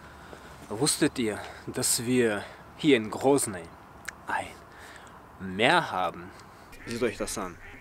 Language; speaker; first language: German; early bilingual, other home language; Chechen